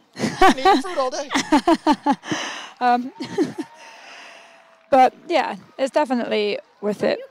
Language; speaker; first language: English; native; English